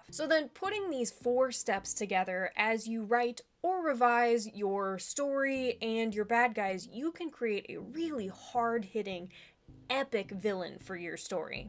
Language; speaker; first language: English; native; English